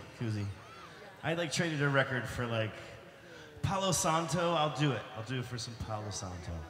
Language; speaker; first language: English; native; English